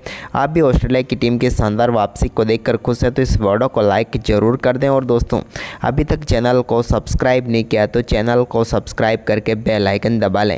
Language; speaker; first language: Hindi; native; Hindi